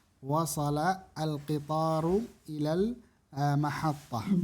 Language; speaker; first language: Arabic; non-native, fluent; Indonesian